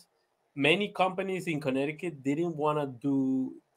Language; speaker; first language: English; non-native, fluent; Spanish